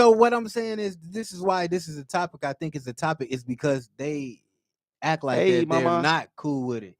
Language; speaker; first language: English; native; English